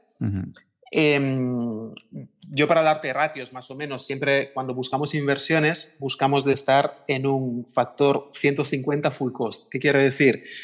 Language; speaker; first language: Spanish; non-native, fluent; Italian